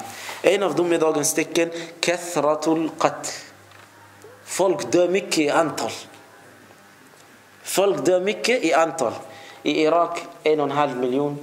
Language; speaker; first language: Swedish; non-native, fluent; Arabic